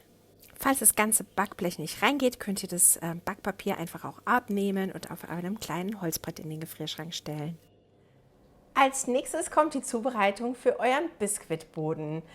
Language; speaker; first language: German; native; German